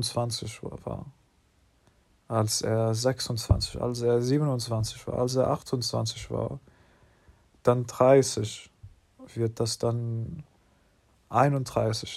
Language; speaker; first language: German; non-native, learner; English